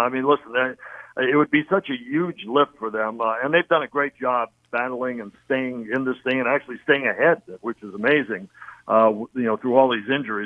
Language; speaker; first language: English; native; English